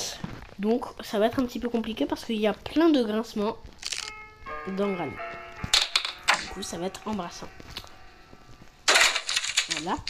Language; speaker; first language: French; native; French